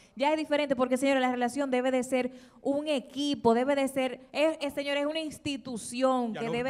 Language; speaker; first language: Spanish; native; Spanish